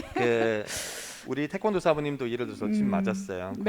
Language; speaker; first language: Korean; non-native, fluent; German